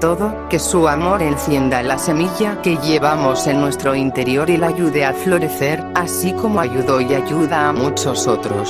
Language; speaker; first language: Spanish; native; Spanish